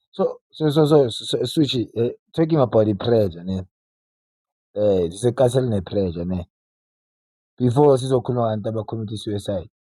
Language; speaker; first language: Zulu; native; Zulu